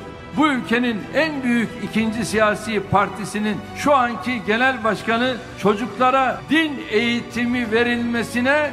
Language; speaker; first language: Turkish; native; Turkish